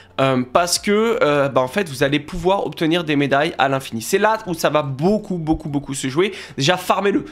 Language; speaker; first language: French; native; French